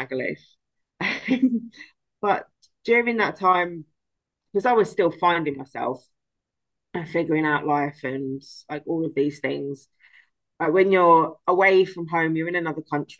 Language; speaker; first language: English; native; English